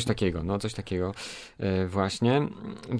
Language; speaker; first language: Polish; native; Polish